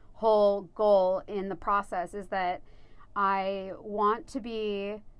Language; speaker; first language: English; native; English